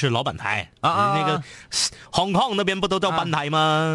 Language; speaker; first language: Chinese; native; Chinese